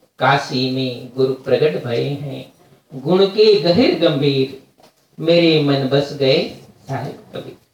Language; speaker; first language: Hindi; native; Hindi